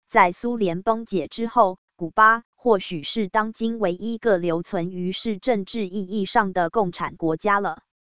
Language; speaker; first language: Chinese; native; Chinese